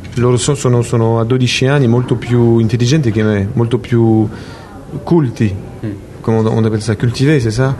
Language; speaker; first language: Italian; non-native, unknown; French